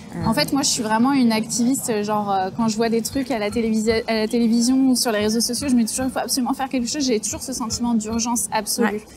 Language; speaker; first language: French; native; French